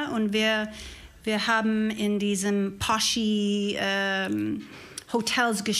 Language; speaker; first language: German; non-native, learner; English